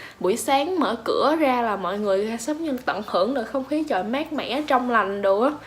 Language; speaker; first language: Vietnamese; native; Vietnamese